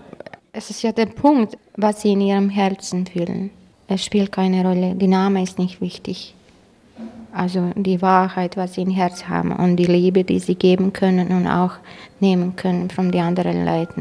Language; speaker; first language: German; non-native, fluent; Croatian